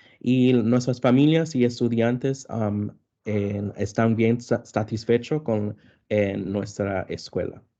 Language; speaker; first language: Spanish; early bilingual, other home language; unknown